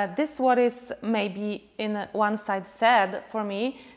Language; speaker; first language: English; non-native, fluent; Polish